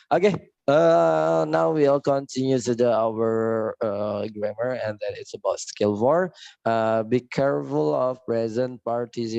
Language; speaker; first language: English; non-native, learner; Indonesian